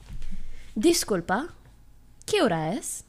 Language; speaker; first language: Spanish; non-native, learner; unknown